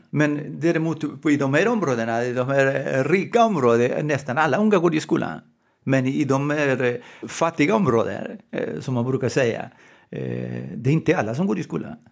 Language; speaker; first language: Swedish; non-native, fluent; Spanish